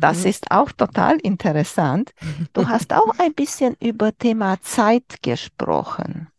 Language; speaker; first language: German; non-native, learner; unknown